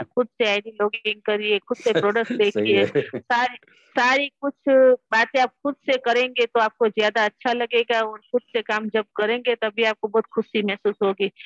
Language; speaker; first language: Hindi; non-native, local second language; Gujarati